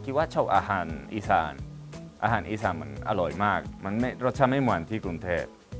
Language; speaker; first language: Thai; non-native, learner; Spanish